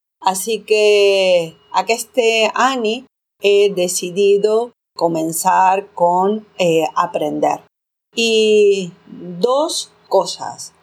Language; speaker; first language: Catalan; non-native, learner; Spanish